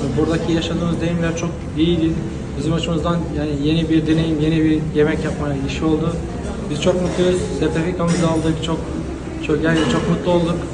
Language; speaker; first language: Turkish; non-native, fluent; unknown